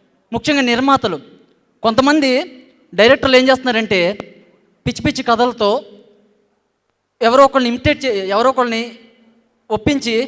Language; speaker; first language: Telugu; native; Telugu